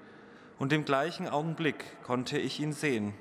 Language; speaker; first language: German; native; German